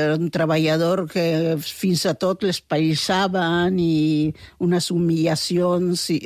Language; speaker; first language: Catalan; non-native, fluent; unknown